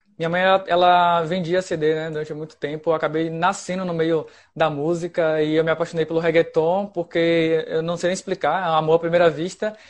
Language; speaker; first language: Portuguese; native; Portuguese